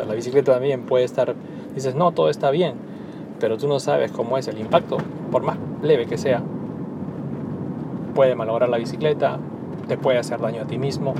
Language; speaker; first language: Spanish; native; Spanish